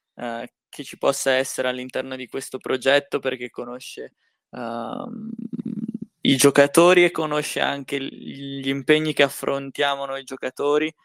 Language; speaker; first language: Italian; native; Italian